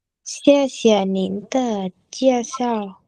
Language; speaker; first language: Chinese; non-native, learner; Vietnamese